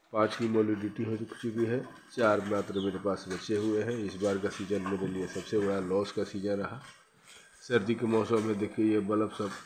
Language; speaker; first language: Hindi; native; Hindi